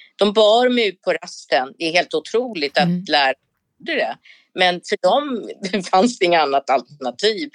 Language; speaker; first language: Swedish; native; Swedish